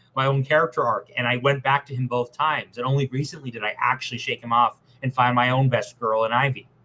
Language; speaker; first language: English; native; English